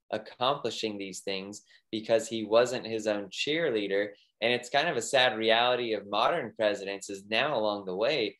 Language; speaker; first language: English; native; English